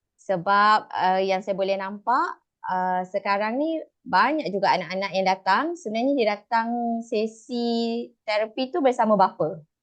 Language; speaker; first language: Malay; native; Malay